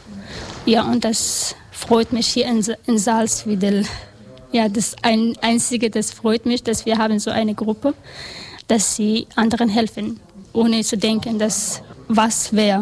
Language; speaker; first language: German; non-native, learner; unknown